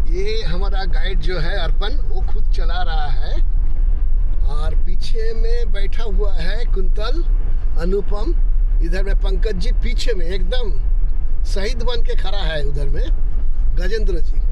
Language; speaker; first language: Hindi; non-native, local second language; Bangla